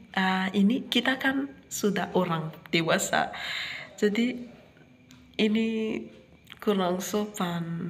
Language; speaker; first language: Indonesian; non-native, fluent; Malagasy